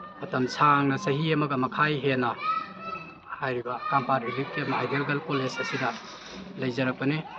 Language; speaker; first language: Manipuri; native; Manipuri